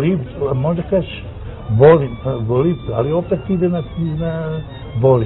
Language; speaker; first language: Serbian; non-native, local second language; Romany